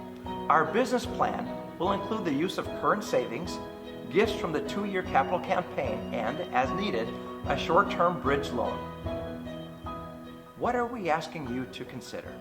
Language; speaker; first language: English; native; English